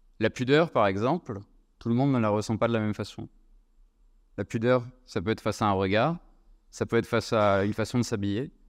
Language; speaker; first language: French; native; French